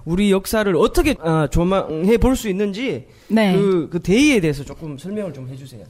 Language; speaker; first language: Korean; native; Korean